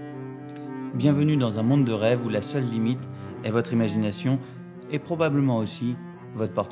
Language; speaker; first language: French; native; French